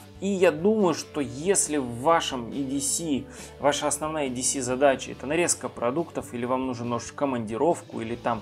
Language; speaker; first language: Russian; native; Russian